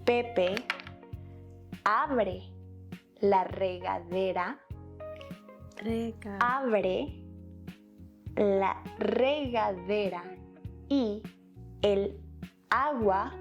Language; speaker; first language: Spanish; native; Spanish